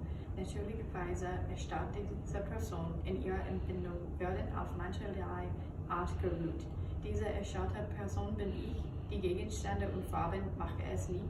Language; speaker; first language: German; non-native, learner; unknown